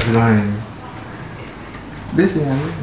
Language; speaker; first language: Indonesian; native; Indonesian